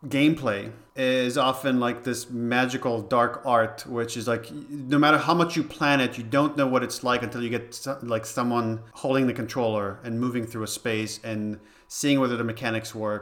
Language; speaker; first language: English; non-native, fluent; Hebrew